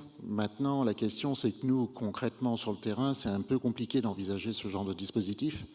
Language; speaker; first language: French; native; French